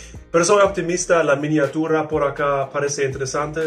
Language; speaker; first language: Spanish; non-native, fluent; English